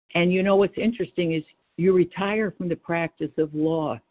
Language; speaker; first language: English; native; English